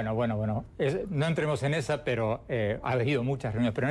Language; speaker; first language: Spanish; native; Spanish